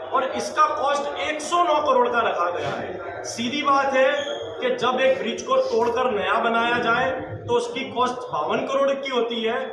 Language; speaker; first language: Hindi; non-native, local second language; Gujarati